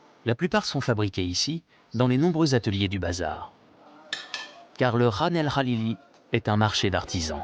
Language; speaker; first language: French; native; French